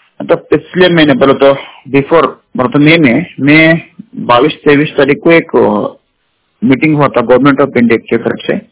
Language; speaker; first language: Hindi; non-native, local second language; Kannada